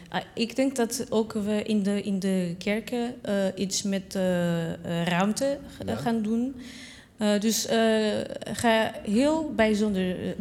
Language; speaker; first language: Dutch; non-native, learner; Portuguese